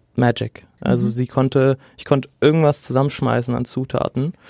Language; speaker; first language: German; early bilingual, other home language; Arabic